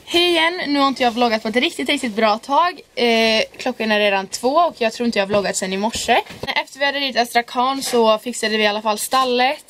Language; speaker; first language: Swedish; native; Swedish